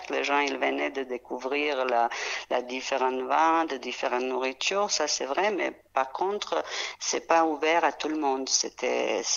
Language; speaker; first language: French; non-native, fluent; Serbian